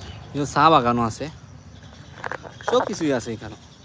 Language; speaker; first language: Bangla; native; Bangla